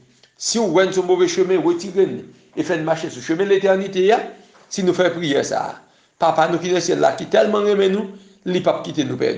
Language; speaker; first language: French; non-native, local second language; Haitian Creole